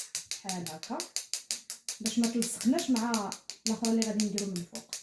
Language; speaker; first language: Arabic; native; Arabic